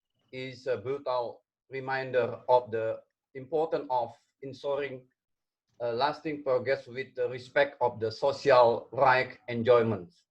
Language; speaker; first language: English; non-native, learner; Indonesian